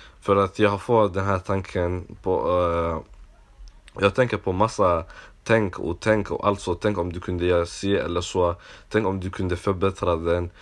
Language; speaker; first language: Swedish; non-native, local second language; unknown